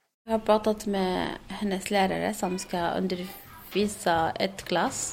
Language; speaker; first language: Swedish; non-native, learner; Arabic